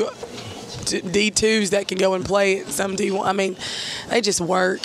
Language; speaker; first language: English; native; English